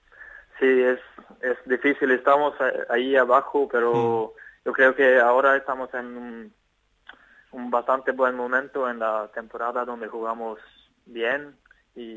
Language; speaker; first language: Spanish; non-native, fluent; Swedish